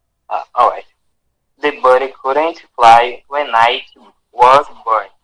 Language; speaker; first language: English; non-native, learner; Portuguese